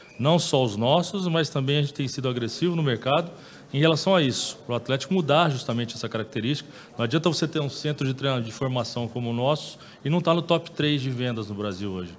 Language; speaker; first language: Portuguese; native; Portuguese